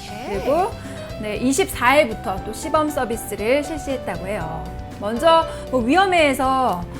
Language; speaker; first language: Korean; native; Korean